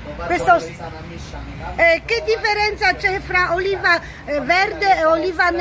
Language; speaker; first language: Italian; non-native, fluent; Polish